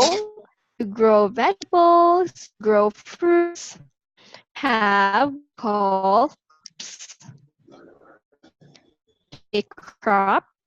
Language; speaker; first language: English; non-native, local second language; Filipino